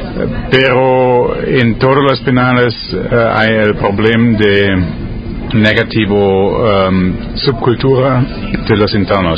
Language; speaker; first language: Spanish; non-native, learner; German